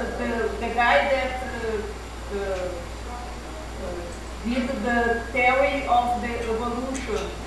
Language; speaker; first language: English; non-native, fluent; Portuguese